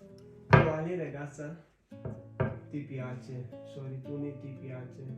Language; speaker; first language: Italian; non-native, fluent; Hindi